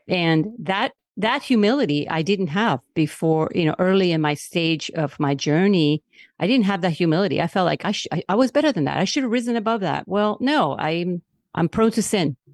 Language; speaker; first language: English; non-native, local second language; Spanish